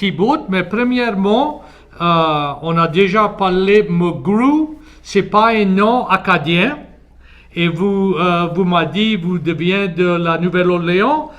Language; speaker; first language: French; native; French